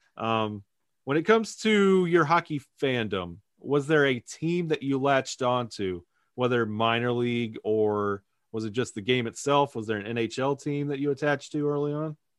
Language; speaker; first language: English; native; English